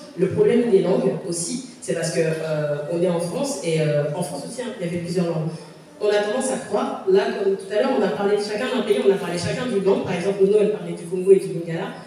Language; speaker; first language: French; native; French